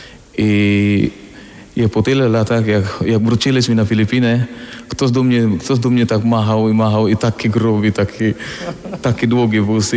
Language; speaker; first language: Polish; non-native, learner; Filipino